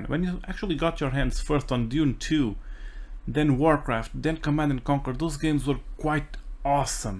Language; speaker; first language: English; non-native, fluent; Portuguese